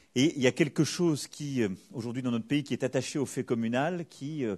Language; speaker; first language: French; native; French